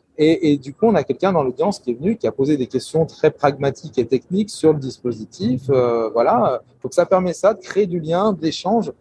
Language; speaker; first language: French; native; French